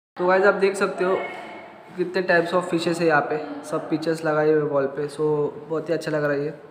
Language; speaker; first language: Hindi; native; Hindi